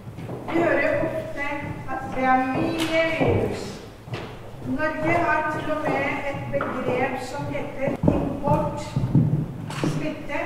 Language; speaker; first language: Norwegian; non-native, fluent; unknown